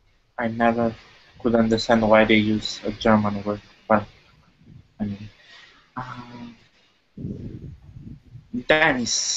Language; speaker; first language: English; non-native, fluent; Italian